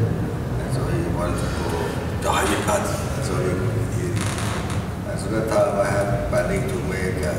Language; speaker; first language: English; non-native, learner; Thai